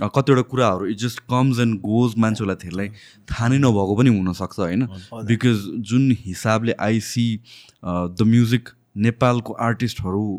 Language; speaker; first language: Nepali; native; Nepali